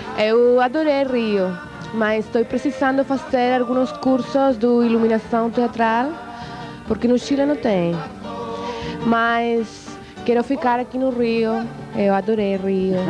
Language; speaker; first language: Portuguese; non-native, learner; Spanish